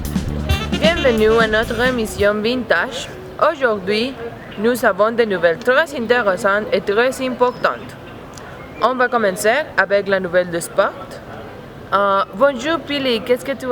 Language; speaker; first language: French; non-native, learner; Spanish